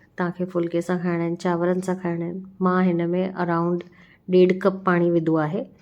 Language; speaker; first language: Sindhi; early bilingual, heritage; Sindhi